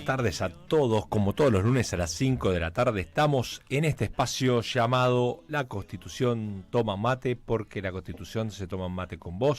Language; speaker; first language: Spanish; native; Spanish